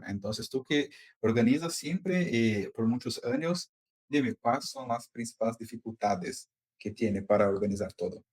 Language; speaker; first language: Spanish; non-native, fluent; Portuguese